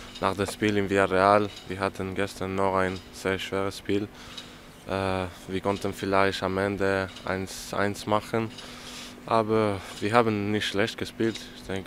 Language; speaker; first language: German; non-native, learner; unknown